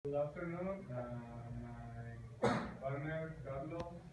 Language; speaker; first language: English; non-native, learner; Spanish